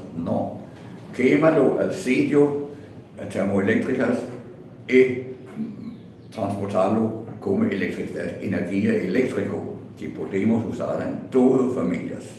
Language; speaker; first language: Spanish; non-native, fluent; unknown